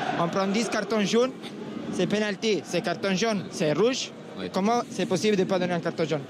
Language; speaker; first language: French; non-native, learner; Italian